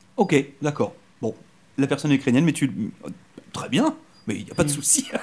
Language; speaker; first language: French; native; French